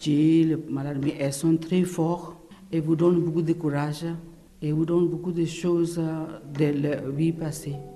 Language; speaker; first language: French; non-native, learner; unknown